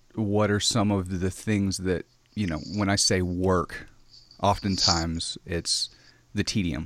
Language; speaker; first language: English; native; English